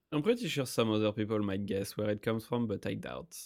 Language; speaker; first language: English; non-native, fluent; French